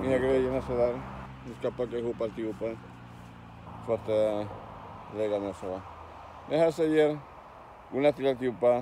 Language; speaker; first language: Swedish; non-native, learner; Spanish